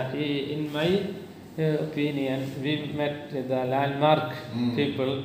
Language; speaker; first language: English; non-native, learner; Malayalam